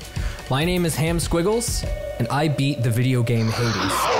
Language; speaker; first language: English; native; English